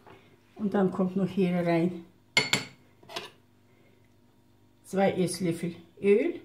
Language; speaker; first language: German; non-native, fluent; Russian